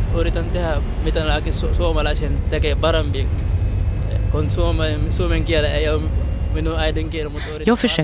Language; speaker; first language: Finnish; non-native, learner; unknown